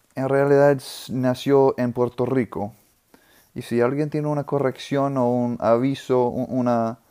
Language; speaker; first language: Spanish; non-native, fluent; English